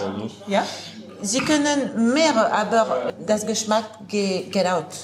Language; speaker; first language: German; non-native, learner; French